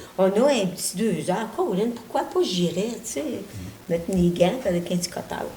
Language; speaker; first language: French; native; French